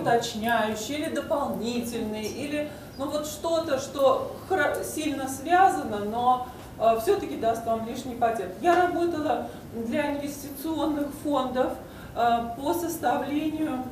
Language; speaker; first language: Russian; native; Russian